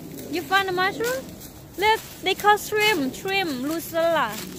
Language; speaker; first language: English; non-native, learner; Northeastern Thai